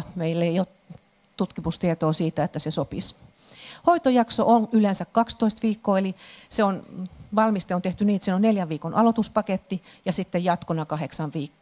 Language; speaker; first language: Finnish; native; Finnish